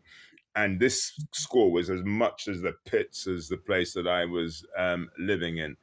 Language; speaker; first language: English; native; English